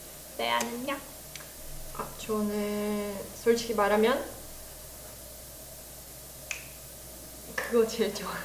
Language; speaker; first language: Korean; early bilingual, heritage; Korean